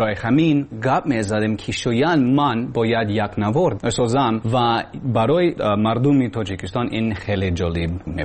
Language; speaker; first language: Persian; non-native, learner; English